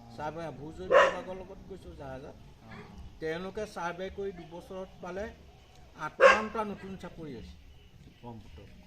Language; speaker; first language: Assamese; non-native, local second language; Mising